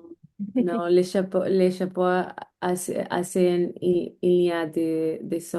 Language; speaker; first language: French; non-native, learner; English